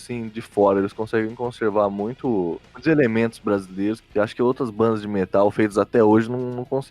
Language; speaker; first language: Portuguese; native; Portuguese